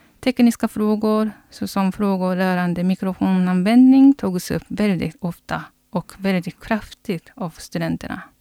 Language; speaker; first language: Swedish; non-native, fluent; Japanese